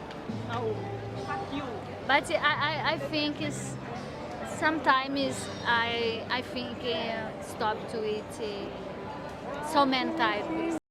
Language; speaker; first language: English; non-native, learner; Portuguese